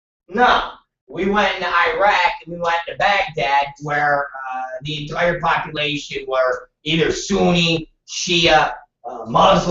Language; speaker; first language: English; native; English